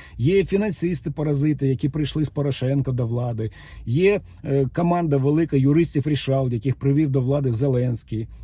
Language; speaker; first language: Ukrainian; native; Ukrainian